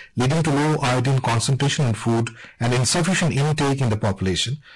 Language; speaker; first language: English; non-native, local second language; Bangla